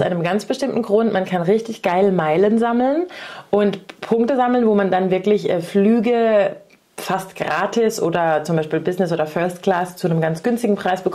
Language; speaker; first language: German; native; German